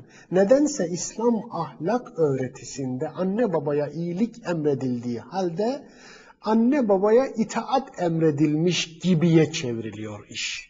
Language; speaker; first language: Turkish; native; Turkish